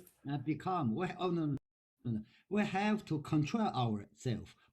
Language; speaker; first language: English; non-native, learner; Chinese